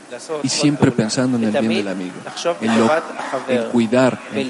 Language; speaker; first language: Spanish; native; Spanish